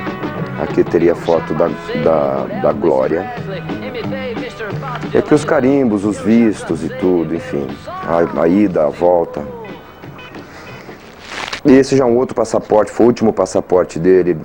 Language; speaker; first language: Portuguese; native; Portuguese